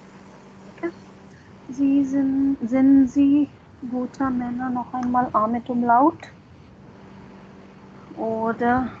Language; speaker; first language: German; non-native, fluent; Hindi